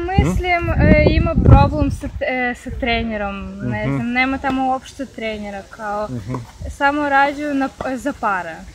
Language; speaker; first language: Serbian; non-native, learner; Belarusian